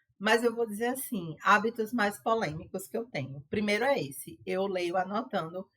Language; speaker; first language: Portuguese; native; Portuguese